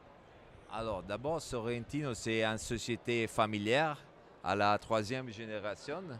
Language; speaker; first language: French; non-native, fluent; Italian